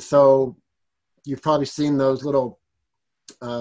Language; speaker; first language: English; native; English